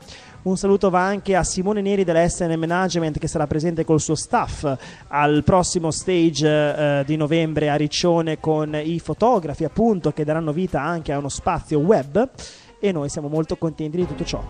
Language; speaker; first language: Italian; native; Italian